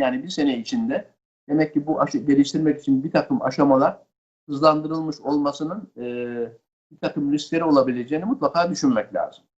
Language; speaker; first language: Turkish; native; Turkish